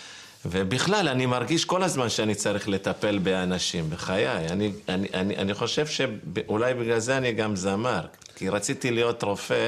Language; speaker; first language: Hebrew; early bilingual, other home language; Spanish